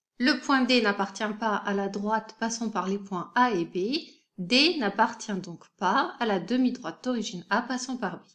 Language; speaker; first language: French; native; French